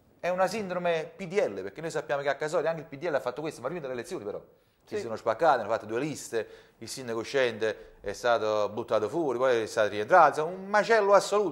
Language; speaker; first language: Italian; native; Italian